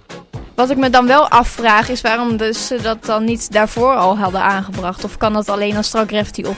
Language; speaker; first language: Dutch; native; Dutch